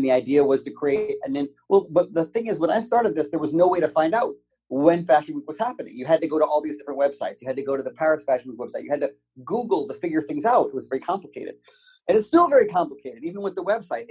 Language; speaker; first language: English; native; English